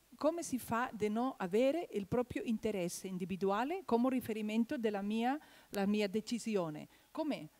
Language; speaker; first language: Italian; non-native, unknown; Catalan